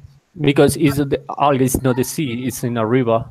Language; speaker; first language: English; non-native, learner; Spanish